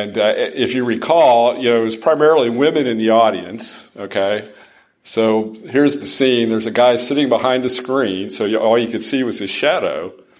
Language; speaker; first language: English; native; English